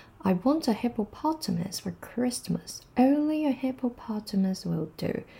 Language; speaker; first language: English; non-native, fluent; Chinese